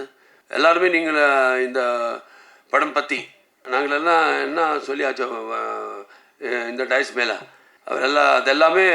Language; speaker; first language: Tamil; non-native, local second language; Telugu